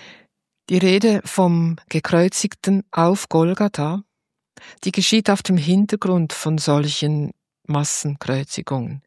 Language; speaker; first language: German; native; German